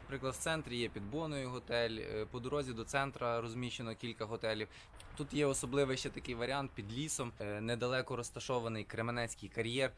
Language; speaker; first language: Ukrainian; native; Ukrainian